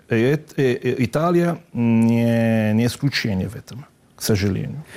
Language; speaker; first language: Russian; non-native, fluent; Italian